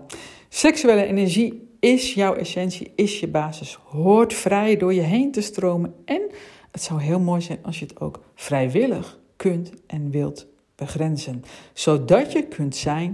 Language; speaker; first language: Dutch; native; Dutch